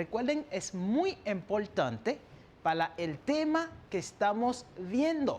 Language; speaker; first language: Spanish; non-native, fluent; French